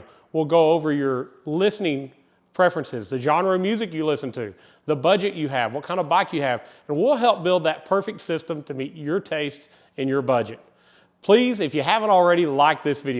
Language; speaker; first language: English; native; English